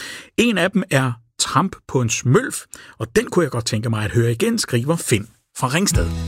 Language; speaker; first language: Danish; native; Danish